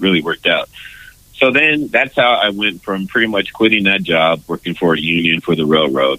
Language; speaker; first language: English; native; English